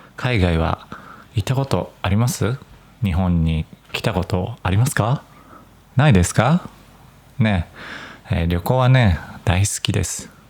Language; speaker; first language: Japanese; native; Japanese